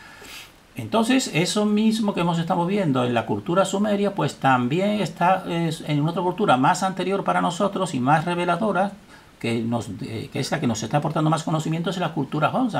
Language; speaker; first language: Spanish; native; Spanish